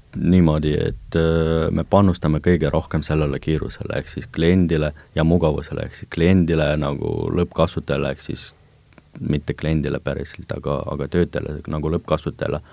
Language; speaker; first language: Estonian; non-native, local second language; Russian